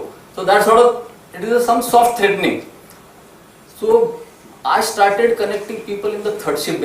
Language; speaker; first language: English; non-native, local second language; Marathi